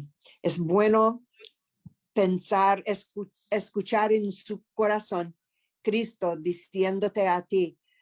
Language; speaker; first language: Spanish; non-native, fluent; English